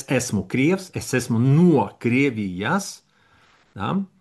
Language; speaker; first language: Latvian; non-native, learner; Russian